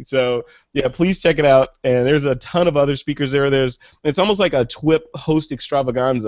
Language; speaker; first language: English; native; English